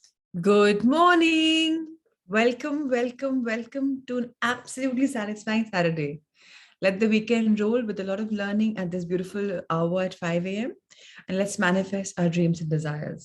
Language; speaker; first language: English; non-native, local second language; Hindi